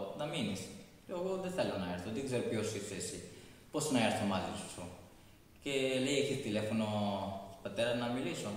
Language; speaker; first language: Greek; non-native, fluent; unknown